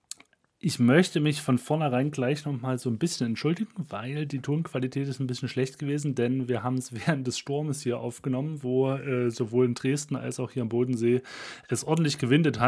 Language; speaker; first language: German; native; German